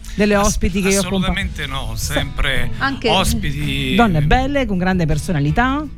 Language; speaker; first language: Italian; native; Italian